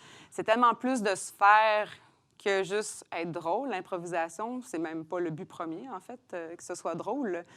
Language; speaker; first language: French; native; French